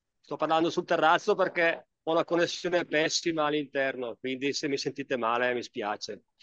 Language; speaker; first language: Italian; native; Italian